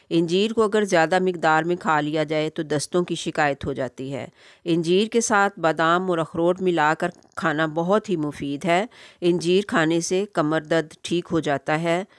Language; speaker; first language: Urdu; native; Urdu